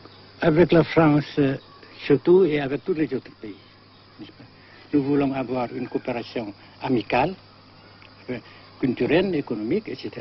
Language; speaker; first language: French; non-native, fluent; Vietnamese